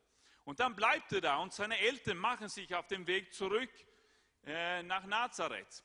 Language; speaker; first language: German; non-native, fluent; Swedish